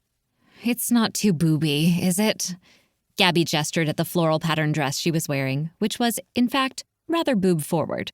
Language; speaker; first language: English; native; English